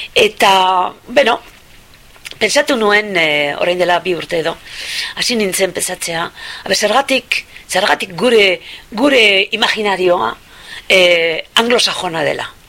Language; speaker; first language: Basque; non-native, local second language; Spanish